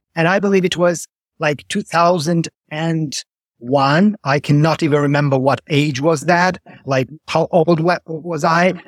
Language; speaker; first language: English; non-native, fluent; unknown